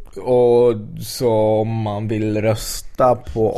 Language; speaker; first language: Swedish; native; Swedish